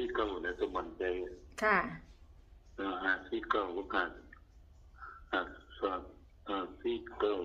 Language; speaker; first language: Thai; non-native, local second language; Northeastern Thai